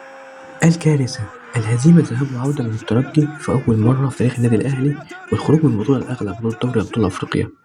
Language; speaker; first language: Arabic; native; Arabic